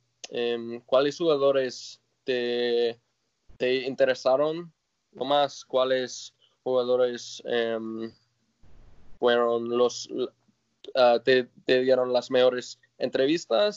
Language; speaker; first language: Spanish; non-native, fluent; English